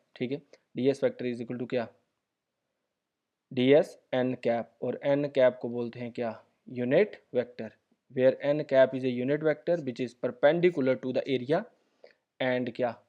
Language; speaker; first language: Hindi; native; Hindi